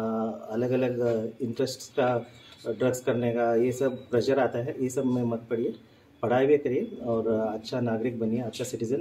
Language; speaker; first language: Hindi; non-native, local second language; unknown